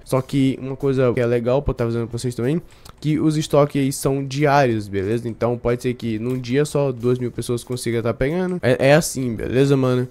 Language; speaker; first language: Portuguese; native; Portuguese